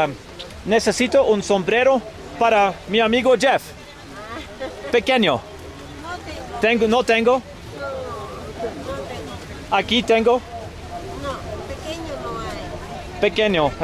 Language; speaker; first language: Spanish; non-native, learner; English